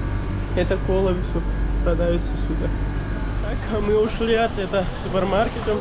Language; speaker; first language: Russian; non-native, learner; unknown